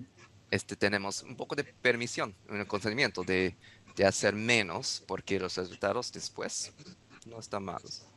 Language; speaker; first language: Spanish; non-native, learner; English